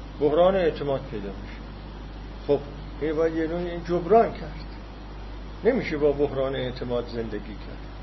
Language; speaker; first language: Persian; non-native, local second language; Azerbaijani